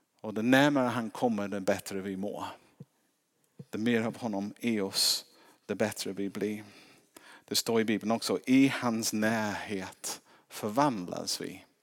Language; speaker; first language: Swedish; non-native, fluent; English